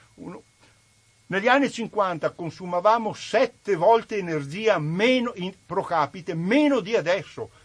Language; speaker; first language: Italian; native; Italian